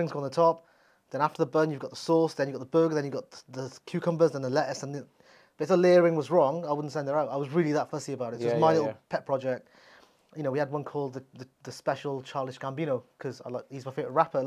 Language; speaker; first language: English; native; English